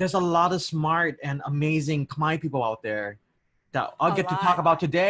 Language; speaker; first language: English; native; English